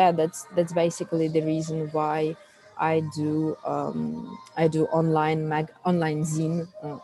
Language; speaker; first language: English; non-native, fluent; Russian